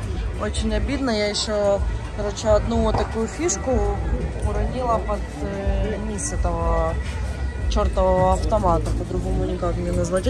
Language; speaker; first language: Russian; non-native, local second language; Ukrainian